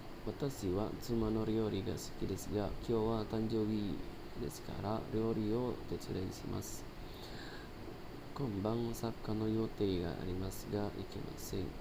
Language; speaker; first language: Japanese; non-native, learner; Indonesian